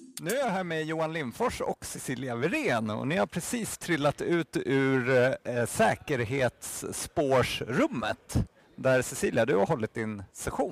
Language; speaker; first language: Swedish; native; Swedish